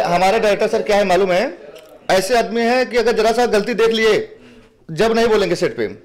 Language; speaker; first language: Hindi; native; Hindi